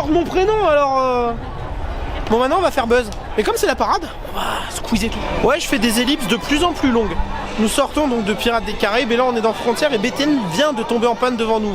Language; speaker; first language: French; native; French